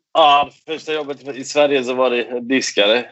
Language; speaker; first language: Swedish; non-native, fluent; Persian